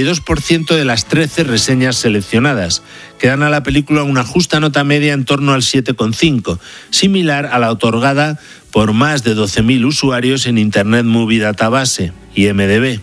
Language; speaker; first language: Spanish; native; Spanish